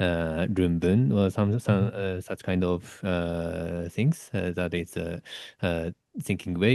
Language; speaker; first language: English; non-native, learner; Japanese